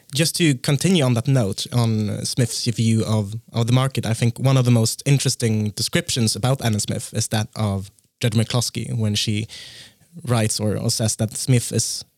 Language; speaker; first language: English; non-native, fluent; Swedish